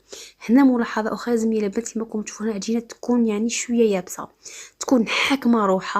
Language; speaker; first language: Arabic; native; Arabic